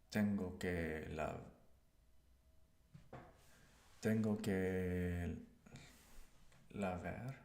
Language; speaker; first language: Spanish; non-native, learner; English